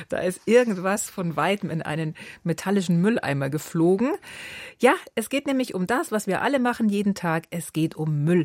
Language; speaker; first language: German; native; German